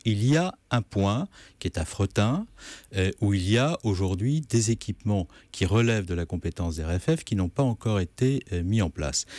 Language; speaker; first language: French; native; French